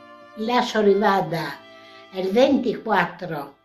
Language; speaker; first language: Italian; non-native, local second language; Venetian